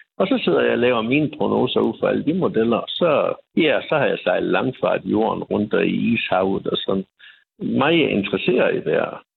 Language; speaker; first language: Danish; native; Danish